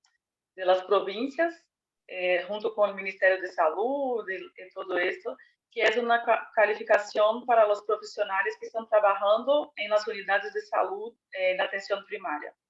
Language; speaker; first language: Spanish; non-native, fluent; Portuguese